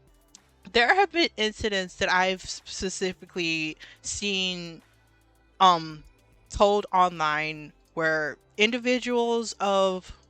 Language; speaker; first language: English; native; English